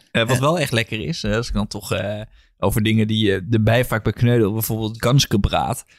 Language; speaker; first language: Dutch; native; Dutch